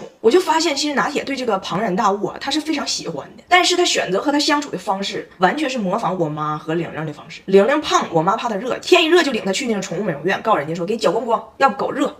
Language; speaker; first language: Chinese; native; Chinese